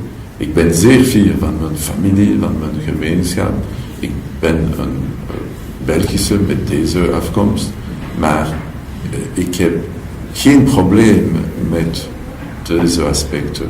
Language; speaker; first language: Dutch; non-native, local second language; French